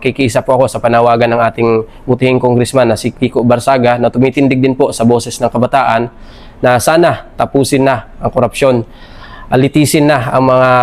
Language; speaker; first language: Filipino; native; Filipino